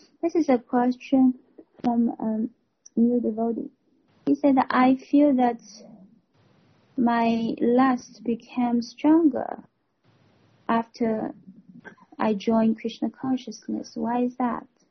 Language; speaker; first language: English; non-native, fluent; Chinese